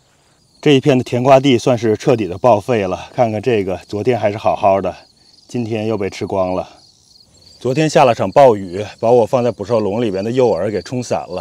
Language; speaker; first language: Chinese; native; Chinese